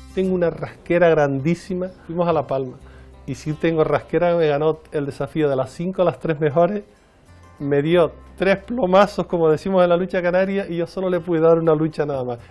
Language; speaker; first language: Spanish; native; Spanish